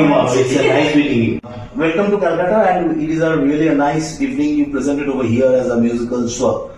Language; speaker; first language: English; non-native, local second language; Bangla